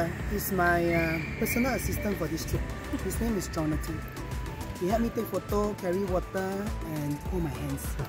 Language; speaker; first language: English; non-native, local second language; Chinese